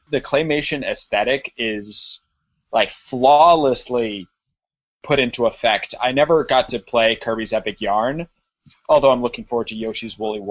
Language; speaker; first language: English; native; English